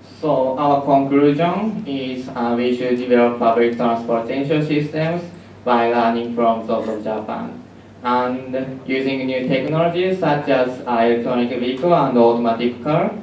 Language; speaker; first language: English; non-native, learner; Japanese